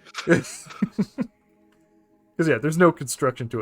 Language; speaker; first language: English; native; English